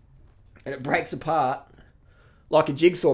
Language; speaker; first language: English; native; English